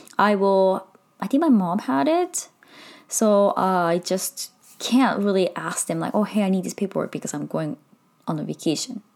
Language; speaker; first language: English; native; English